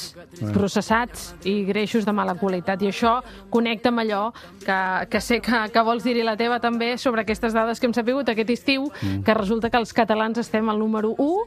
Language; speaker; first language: Catalan; native; Catalan